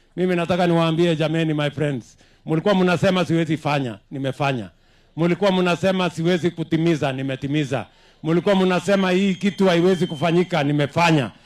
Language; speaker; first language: Swahili; non-native, local second language; Kalenjin